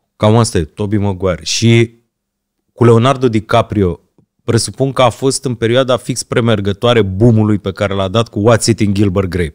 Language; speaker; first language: Romanian; native; Romanian